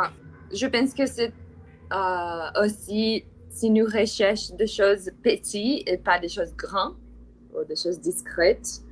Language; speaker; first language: French; non-native, learner; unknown